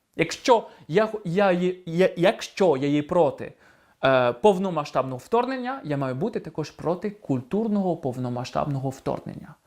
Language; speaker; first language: Ukrainian; non-native, fluent; French